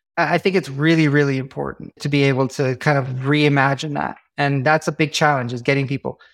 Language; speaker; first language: English; native; English